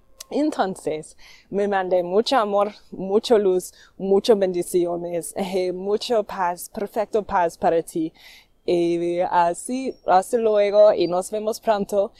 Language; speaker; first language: Spanish; non-native, learner; English